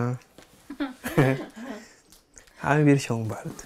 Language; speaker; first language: German; non-native, learner; Spanish